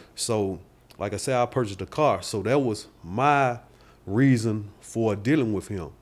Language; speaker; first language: English; native; English